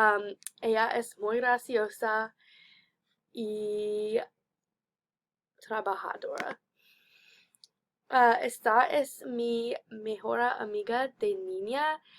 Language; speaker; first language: Spanish; non-native, learner; English